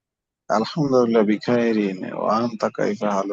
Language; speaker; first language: Arabic; non-native, learner; Bangla